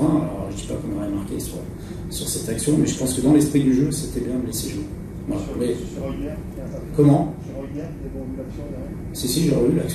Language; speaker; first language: French; native; French